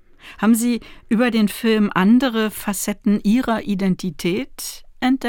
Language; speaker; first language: German; native; German